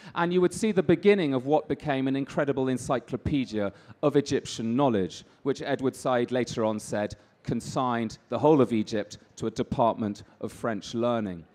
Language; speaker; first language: English; native; English